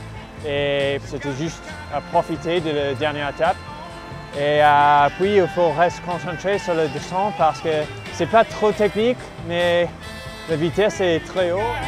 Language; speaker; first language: French; non-native, fluent; English